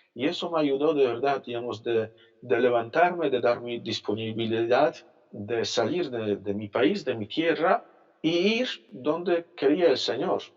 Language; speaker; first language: Spanish; non-native, fluent; Polish